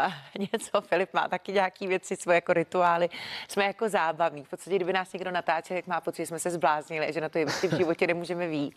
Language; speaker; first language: Czech; native; Czech